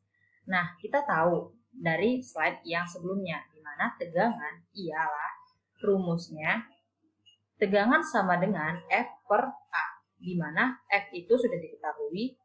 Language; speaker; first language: Indonesian; native; Indonesian